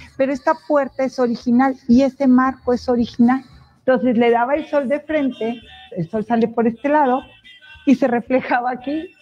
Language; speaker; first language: Spanish; native; Spanish